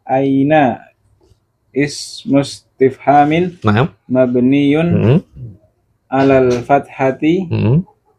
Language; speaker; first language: Arabic; non-native, learner; Indonesian